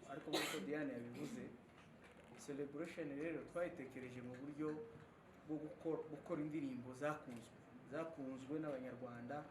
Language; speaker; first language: Kinyarwanda; native; Kinyarwanda